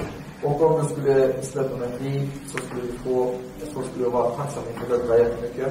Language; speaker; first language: Swedish; early bilingual, other home language; Arabic